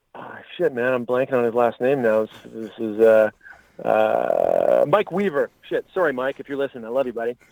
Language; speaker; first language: English; native; English